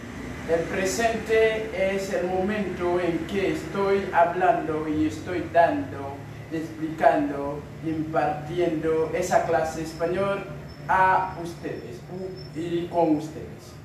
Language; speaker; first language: Spanish; non-native, fluent; Haitian Creole